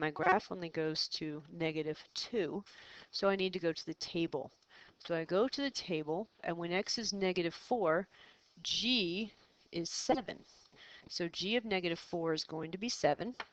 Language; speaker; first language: English; native; English